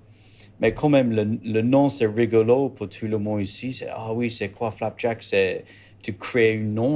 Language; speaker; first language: French; non-native, learner; English